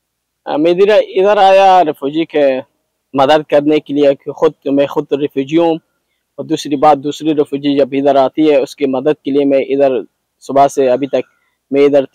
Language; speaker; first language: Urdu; non-native, learner; Pashto